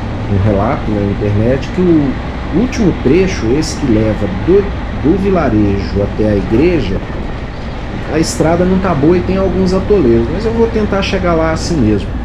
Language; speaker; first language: Portuguese; native; Portuguese